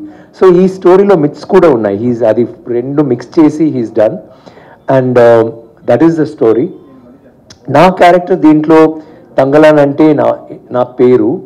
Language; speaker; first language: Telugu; non-native, fluent; Tamil